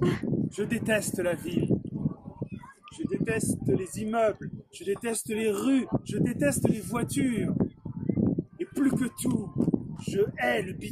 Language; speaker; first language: French; native; French